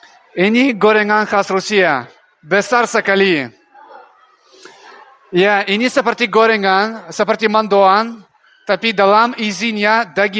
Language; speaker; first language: Indonesian; non-native, learner; Russian